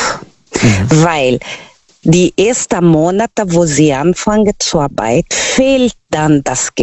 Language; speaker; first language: German; non-native, learner; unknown